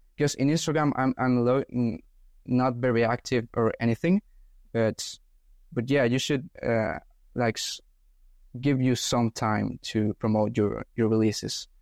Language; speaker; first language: English; non-native, fluent; Spanish